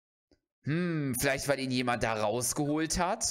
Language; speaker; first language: German; native; German